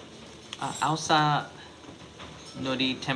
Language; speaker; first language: Japanese; non-native, fluent; English